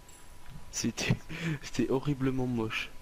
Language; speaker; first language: French; native; French